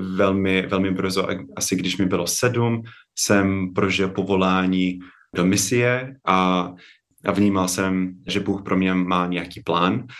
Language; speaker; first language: Czech; non-native, fluent; English